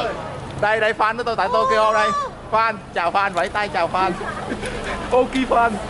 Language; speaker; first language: Vietnamese; native; Vietnamese